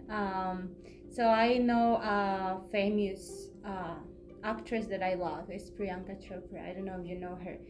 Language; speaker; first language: English; non-native, fluent; Spanish